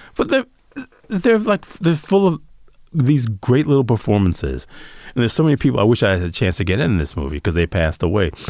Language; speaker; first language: English; native; English